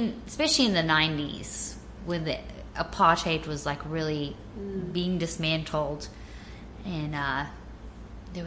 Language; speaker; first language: English; native; English